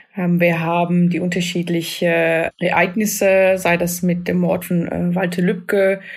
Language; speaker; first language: German; non-native, fluent; English